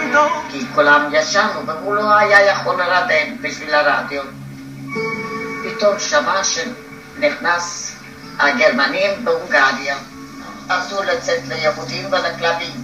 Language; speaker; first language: Hebrew; non-native, fluent; Hungarian